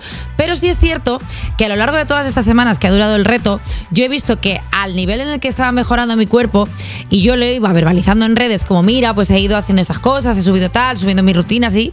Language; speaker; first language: Spanish; native; Spanish